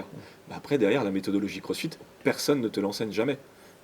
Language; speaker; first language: French; native; French